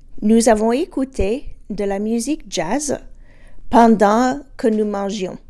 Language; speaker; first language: French; non-native, fluent; English